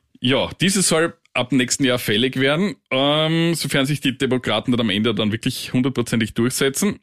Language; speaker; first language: German; native; German